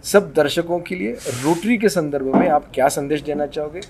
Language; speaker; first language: Hindi; non-native, local second language; Marathi